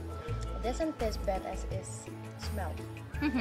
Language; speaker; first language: English; non-native, fluent; Indonesian